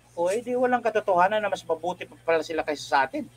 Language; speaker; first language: Filipino; native; Filipino